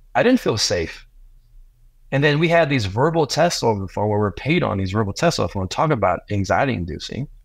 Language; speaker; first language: English; native; English